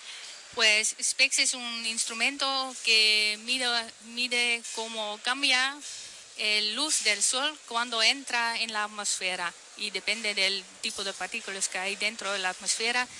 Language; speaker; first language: Spanish; non-native, fluent; Dutch